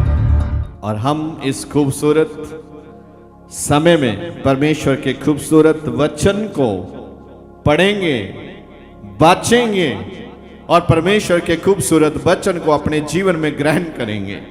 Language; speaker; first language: Hindi; non-native, local second language; Punjabi